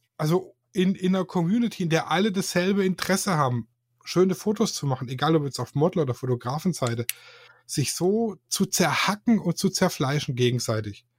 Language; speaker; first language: German; native; German